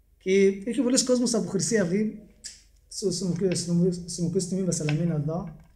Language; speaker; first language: Greek; non-native, learner; Arabic